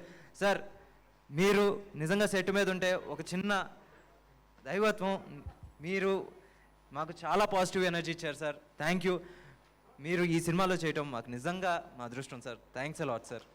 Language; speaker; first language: Telugu; native; Telugu